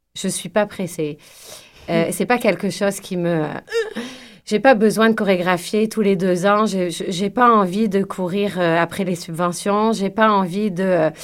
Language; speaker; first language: French; native; French